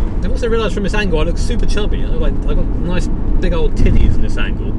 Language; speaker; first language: English; native; English